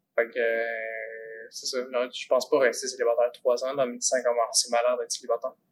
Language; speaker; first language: French; early bilingual, other home language; Spanish